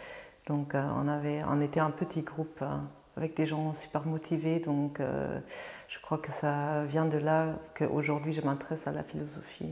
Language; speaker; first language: French; non-native, fluent; German